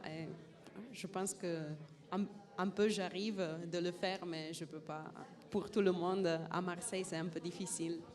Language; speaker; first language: French; non-native, fluent; Czech